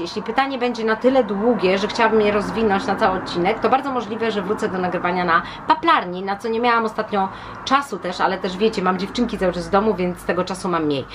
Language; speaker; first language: Polish; native; Polish